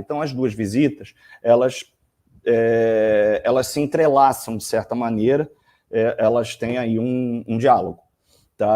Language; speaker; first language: Portuguese; native; Portuguese